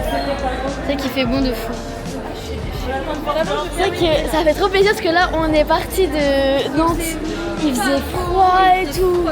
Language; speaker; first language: French; native; French